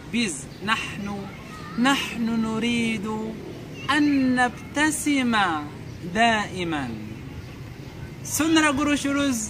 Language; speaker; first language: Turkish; non-native, learner; Arabic